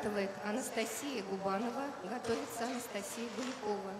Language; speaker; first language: Russian; native; Russian